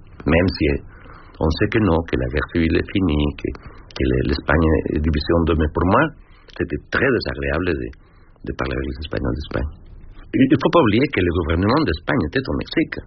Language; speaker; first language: French; non-native, fluent; Spanish